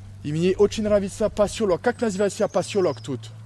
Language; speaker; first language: Russian; non-native, learner; French